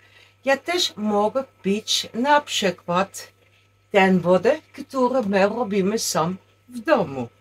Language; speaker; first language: Polish; non-native, learner; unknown